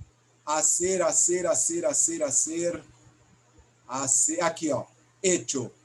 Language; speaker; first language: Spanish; non-native, fluent; Portuguese